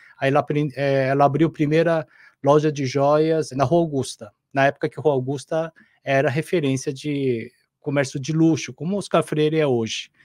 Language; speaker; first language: Portuguese; non-native, fluent; Korean